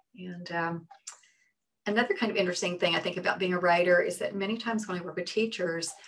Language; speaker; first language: English; native; English